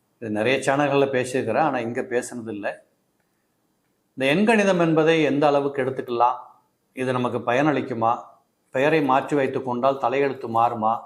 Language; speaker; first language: Tamil; native; Tamil